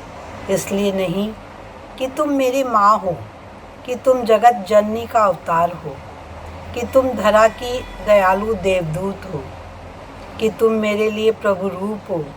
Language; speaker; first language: Hindi; native; Hindi